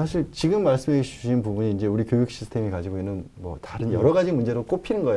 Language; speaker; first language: Korean; native; Korean